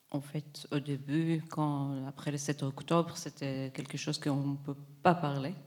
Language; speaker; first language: French; non-native, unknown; Hebrew